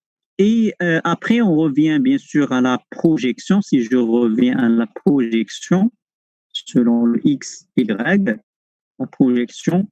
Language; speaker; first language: French; non-native, local second language; Arabic